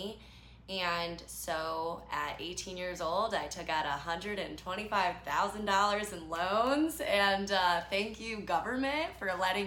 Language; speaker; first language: English; native; English